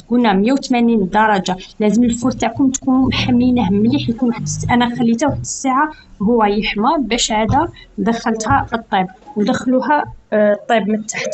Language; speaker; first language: Arabic; native; Arabic